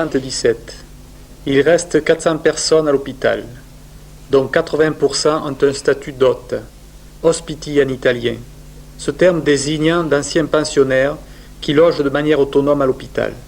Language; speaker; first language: French; native; French